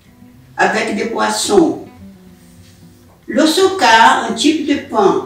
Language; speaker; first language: French; non-native, learner; Portuguese